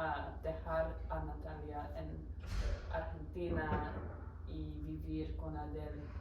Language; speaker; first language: Spanish; non-native, learner; English